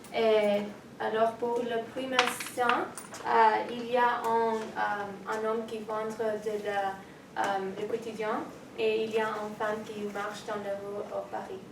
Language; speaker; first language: French; non-native, learner; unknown